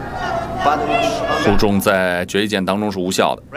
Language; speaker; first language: Chinese; native; Chinese